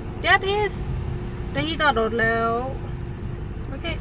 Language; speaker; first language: English; non-native, learner; Thai